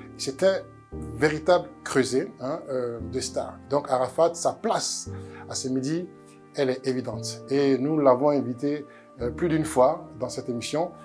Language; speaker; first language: French; early bilingual, other home language; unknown